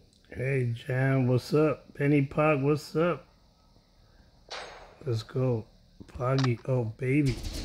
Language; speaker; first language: English; early bilingual, other home language; Spanish